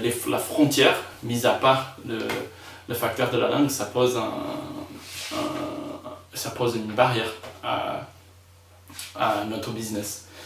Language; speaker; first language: French; non-native, fluent; Spanish